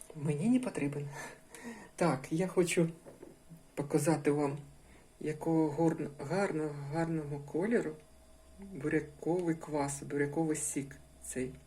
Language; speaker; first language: Ukrainian; non-native, local second language; Russian